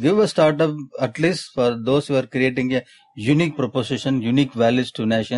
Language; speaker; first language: English; non-native, local second language; Tamil